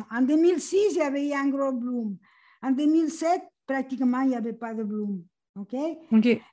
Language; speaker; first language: French; non-native, fluent; Spanish